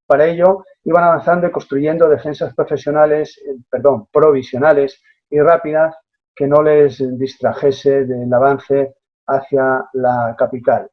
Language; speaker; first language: Spanish; native; Spanish